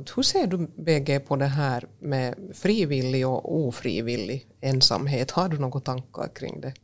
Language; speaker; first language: Swedish; native; Swedish